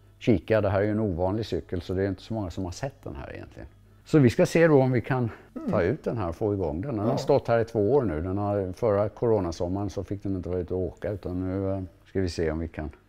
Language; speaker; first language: Swedish; native; Swedish